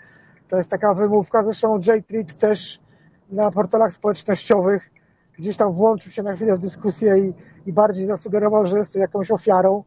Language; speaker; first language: Polish; native; Polish